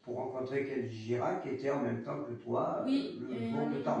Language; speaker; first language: French; native; French